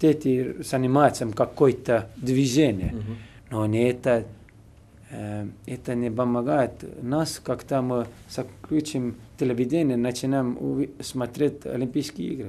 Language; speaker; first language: Russian; non-native, learner; Estonian